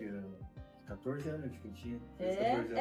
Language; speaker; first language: Portuguese; native; Portuguese